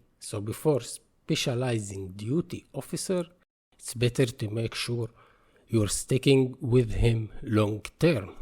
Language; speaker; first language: English; non-native, fluent; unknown